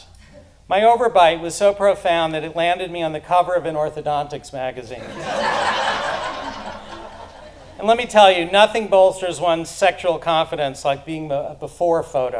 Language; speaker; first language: English; native; English